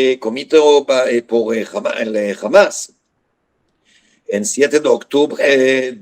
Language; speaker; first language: Spanish; non-native, fluent; Hebrew